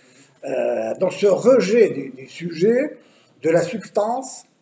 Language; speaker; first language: French; native; French